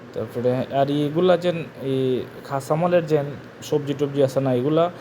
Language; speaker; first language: Bangla; non-native, local second language; Sylheti